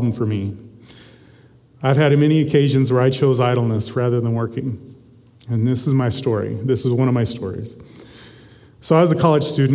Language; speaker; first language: English; native; English